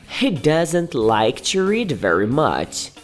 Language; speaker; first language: English; non-native, fluent; Portuguese